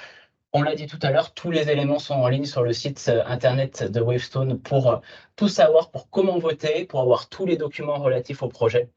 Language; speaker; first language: French; native; French